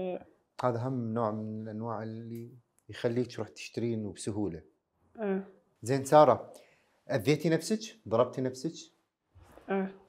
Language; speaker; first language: Arabic; native; Arabic